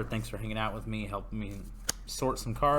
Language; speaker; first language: English; native; English